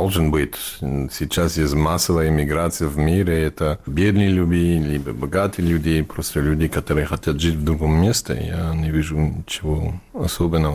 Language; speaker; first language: Russian; non-native, fluent; English